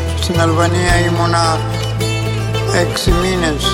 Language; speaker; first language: Greek; non-native, local second language; Ladino